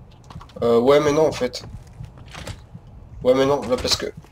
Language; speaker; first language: French; native; French